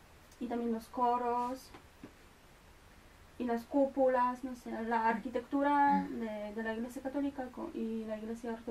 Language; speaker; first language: Spanish; non-native, fluent; Polish